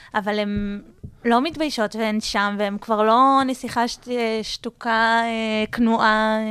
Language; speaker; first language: Hebrew; early bilingual, other home language; English